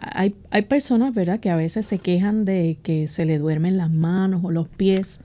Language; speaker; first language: Spanish; native; Spanish